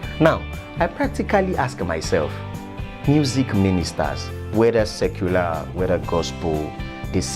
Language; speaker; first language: English; non-native, local second language; Yoruba